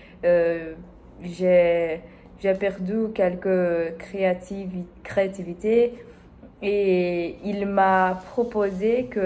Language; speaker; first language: French; non-native, learner; Spanish